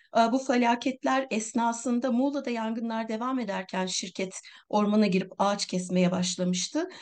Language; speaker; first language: Turkish; native; Turkish